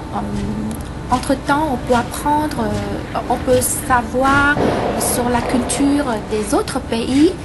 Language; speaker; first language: French; non-native, fluent; Vietnamese